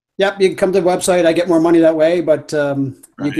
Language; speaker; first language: English; native; English